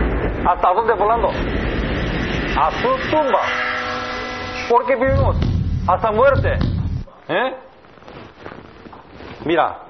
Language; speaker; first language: Spanish; non-native, learner; Korean